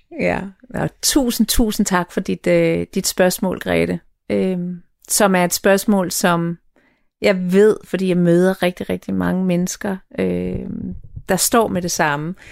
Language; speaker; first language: Danish; native; Danish